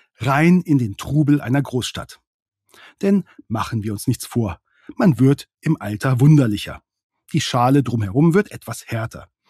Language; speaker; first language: German; native; German